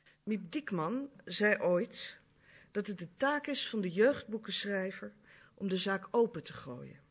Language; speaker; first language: Dutch; native; Dutch